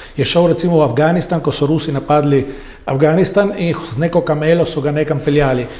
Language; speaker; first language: Slovenian; native; Slovenian